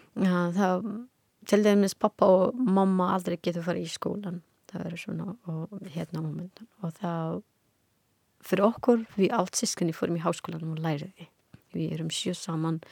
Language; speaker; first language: Icelandic; non-native, learner; Persian